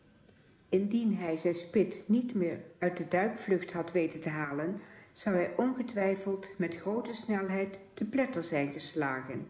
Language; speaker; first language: Dutch; native; Dutch